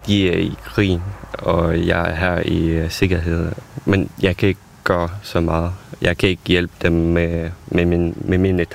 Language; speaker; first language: Danish; non-native, fluent; Ukrainian